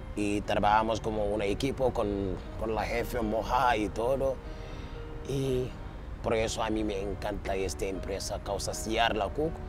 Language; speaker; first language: Spanish; non-native, learner; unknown